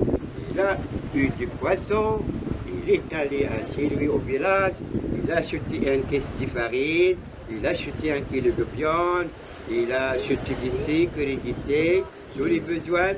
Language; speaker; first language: French; non-native, local second language; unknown